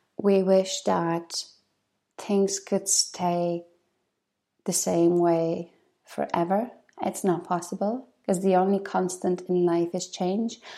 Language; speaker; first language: English; non-native, fluent; Polish